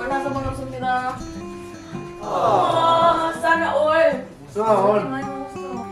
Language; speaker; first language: Korean; non-native, learner; Filipino